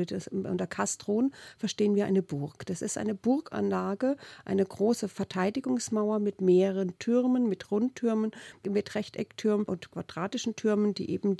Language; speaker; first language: German; native; German